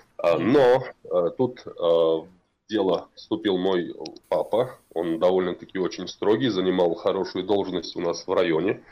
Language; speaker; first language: Russian; non-native, local second language; Tatar